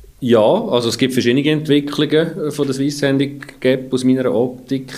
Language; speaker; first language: German; native; German